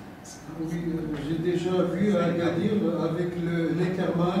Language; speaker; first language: French; non-native, local second language; Arabic